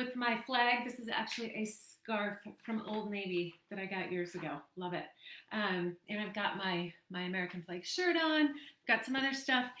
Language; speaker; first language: English; native; English